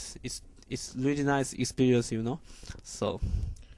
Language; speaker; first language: English; non-native, learner; Chinese